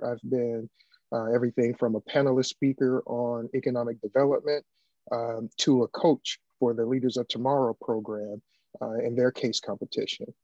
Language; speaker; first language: English; native; English